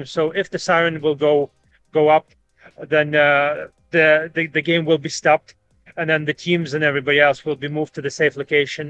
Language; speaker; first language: English; non-native, fluent; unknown